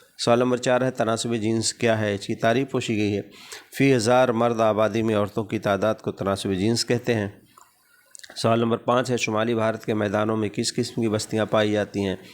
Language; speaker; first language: Urdu; native; Urdu